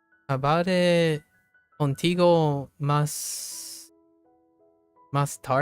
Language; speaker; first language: Spanish; non-native, learner; English